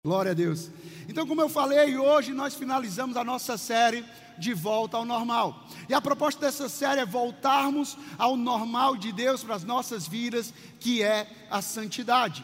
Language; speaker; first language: Portuguese; native; Portuguese